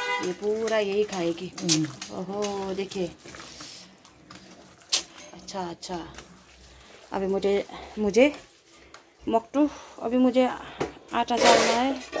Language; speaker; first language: Hindi; non-native, local second language; Nepali